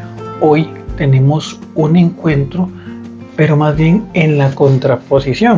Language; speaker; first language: Spanish; native; Spanish